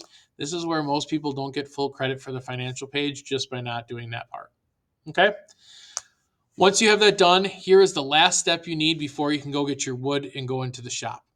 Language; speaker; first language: English; native; English